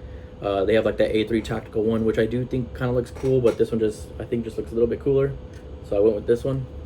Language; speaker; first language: English; native; English